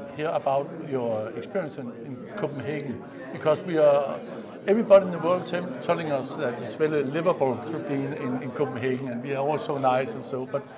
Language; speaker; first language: English; non-native, fluent; Danish